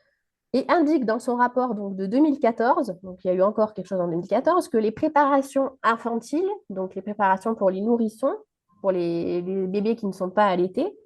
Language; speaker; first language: French; native; French